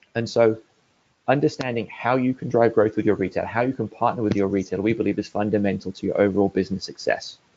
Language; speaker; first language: English; native; English